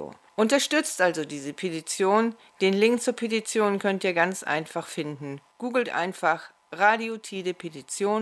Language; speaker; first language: German; native; German